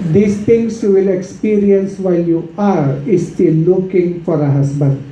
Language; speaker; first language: English; non-native, local second language; Filipino